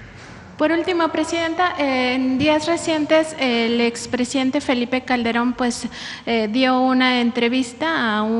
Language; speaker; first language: Spanish; native; Spanish